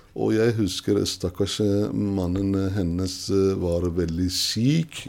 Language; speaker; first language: Norwegian; non-native, fluent; Persian